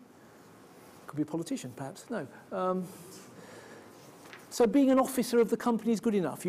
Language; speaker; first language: English; native; English